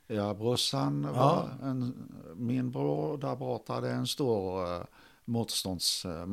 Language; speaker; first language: Swedish; non-native, fluent; Arabic